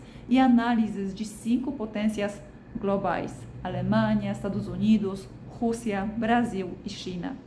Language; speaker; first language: Portuguese; non-native, fluent; Polish